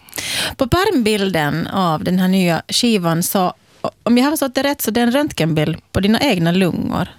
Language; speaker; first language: Swedish; native; Swedish